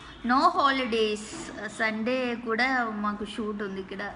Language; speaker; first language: Telugu; non-native, local second language; Malayalam